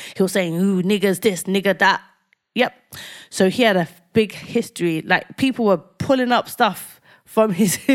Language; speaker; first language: English; native; English